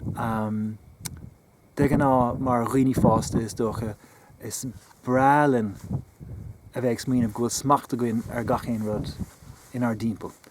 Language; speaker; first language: Irish; non-native, local second language; English